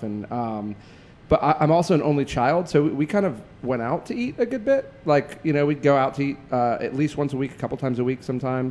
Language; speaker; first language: English; native; English